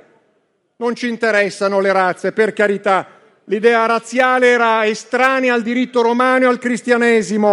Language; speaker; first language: Italian; native; Italian